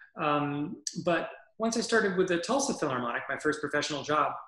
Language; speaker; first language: English; native; English